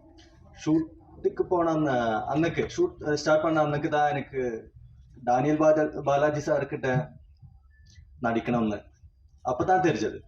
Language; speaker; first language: Tamil; non-native, fluent; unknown